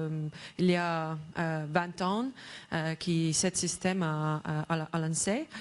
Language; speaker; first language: French; non-native, learner; Estonian